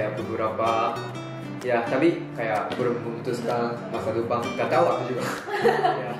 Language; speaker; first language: Indonesian; non-native, learner; Japanese